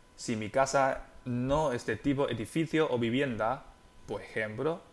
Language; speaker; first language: Spanish; non-native, fluent; Chinese